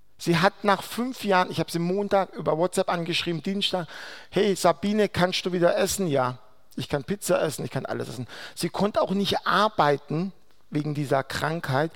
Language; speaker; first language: German; non-native, fluent; Aramaic